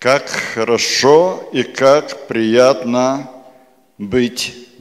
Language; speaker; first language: Polish; non-native, learner; Russian